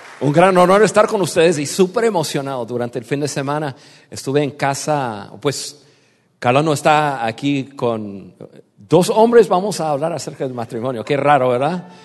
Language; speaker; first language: Spanish; non-native, fluent; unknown